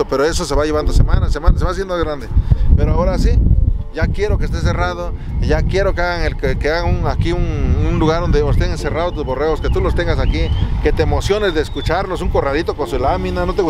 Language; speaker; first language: Spanish; native; Spanish